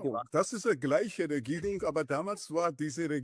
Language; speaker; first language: German; non-native, fluent; Georgian